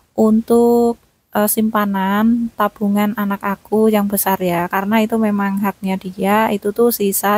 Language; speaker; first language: Indonesian; native; Indonesian